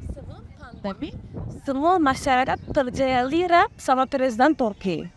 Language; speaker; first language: Indonesian; non-native, fluent; Turkish